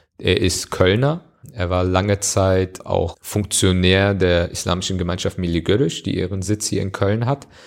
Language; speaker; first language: German; early bilingual, other home language; Turkish